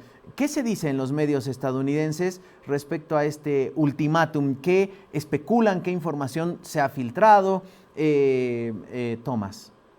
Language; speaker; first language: Spanish; native; Spanish